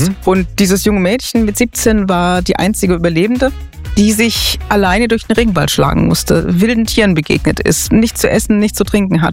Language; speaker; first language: German; native; German